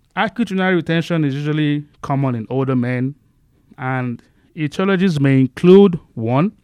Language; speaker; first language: English; non-native, local second language; Igbo